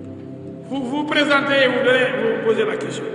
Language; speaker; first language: French; non-native, local second language; Wolof